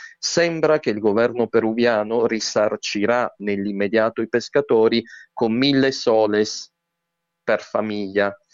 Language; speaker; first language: Italian; native; Italian